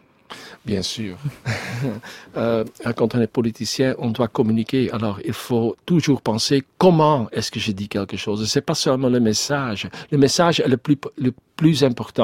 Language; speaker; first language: French; non-native, learner; Dutch